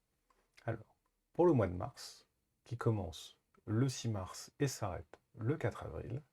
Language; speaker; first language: French; native; French